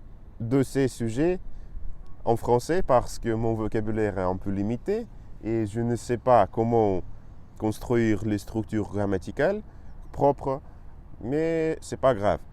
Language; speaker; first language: French; non-native, learner; Russian